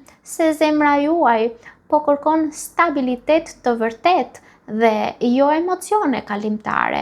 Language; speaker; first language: Albanian; native; Albanian